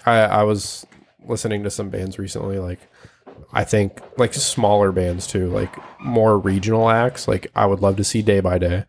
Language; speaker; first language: English; native; English